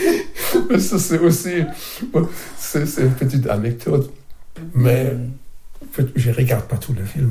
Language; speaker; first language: French; non-native, fluent; German